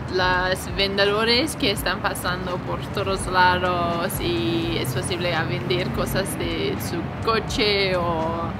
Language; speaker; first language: Spanish; non-native, learner; English